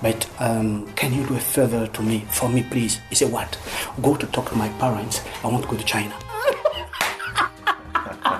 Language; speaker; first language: English; non-native, learner; French